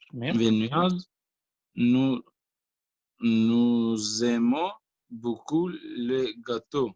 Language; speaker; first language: French; non-native, learner; Albanian